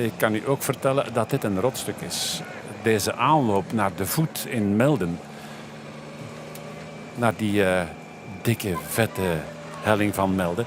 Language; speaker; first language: Dutch; native; Dutch